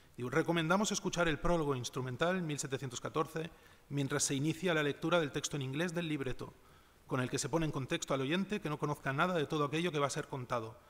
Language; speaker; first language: Spanish; non-native, local second language; Catalan